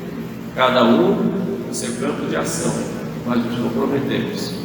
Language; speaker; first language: Portuguese; native; Portuguese